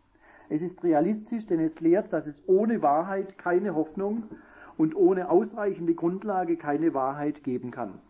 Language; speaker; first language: German; native; German